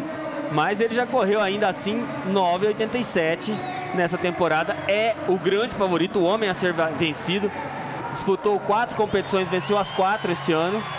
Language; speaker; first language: Portuguese; native; Portuguese